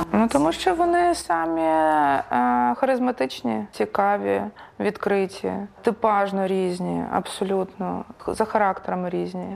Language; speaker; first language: Ukrainian; native; Ukrainian